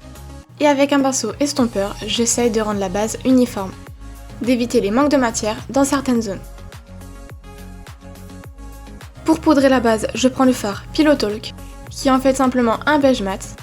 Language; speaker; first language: French; native; French